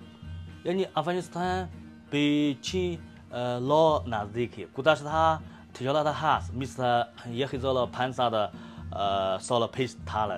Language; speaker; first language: Persian; non-native, learner; Chinese